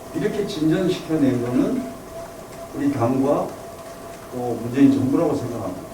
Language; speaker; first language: Korean; native; Korean